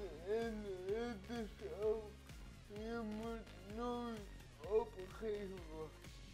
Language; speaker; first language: Dutch; early bilingual, other home language; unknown